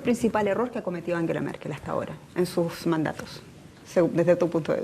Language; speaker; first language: Spanish; native; Spanish